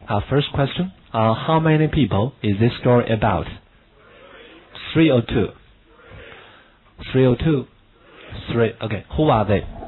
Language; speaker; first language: English; non-native, fluent; Chinese